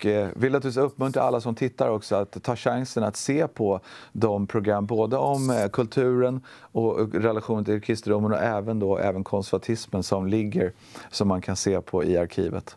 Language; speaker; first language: Swedish; native; Swedish